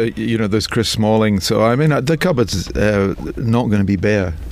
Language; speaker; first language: English; native; English